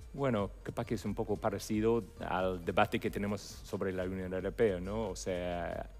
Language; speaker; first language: Spanish; non-native, fluent; English